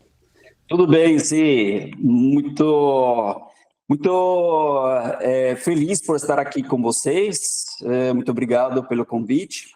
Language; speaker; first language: Portuguese; non-native, fluent; Norwegian